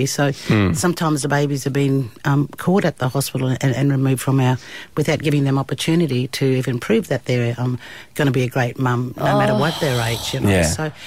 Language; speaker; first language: English; native; English